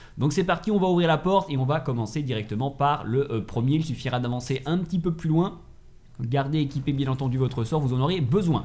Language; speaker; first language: French; native; French